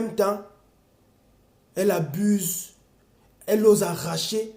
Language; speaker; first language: French; non-native, local second language; Basaa